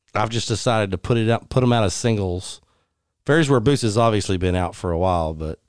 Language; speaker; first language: English; native; English